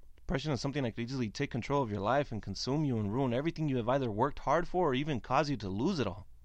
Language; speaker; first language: English; early bilingual, other home language; Spanish